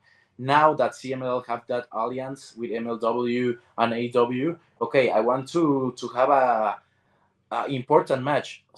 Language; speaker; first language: English; non-native, learner; Spanish